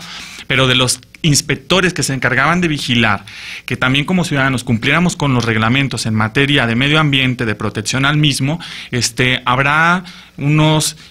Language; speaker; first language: Spanish; native; Spanish